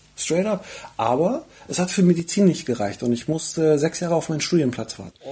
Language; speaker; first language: German; early bilingual, other home language; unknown